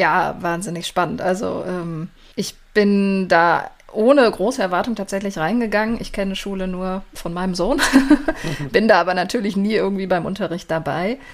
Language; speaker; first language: German; native; German